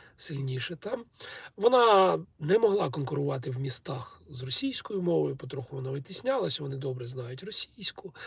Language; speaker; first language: Ukrainian; non-native, local second language; Russian